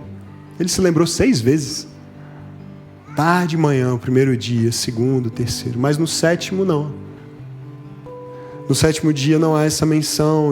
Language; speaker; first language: Portuguese; native; Portuguese